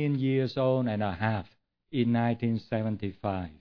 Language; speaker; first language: English; non-native, fluent; Vietnamese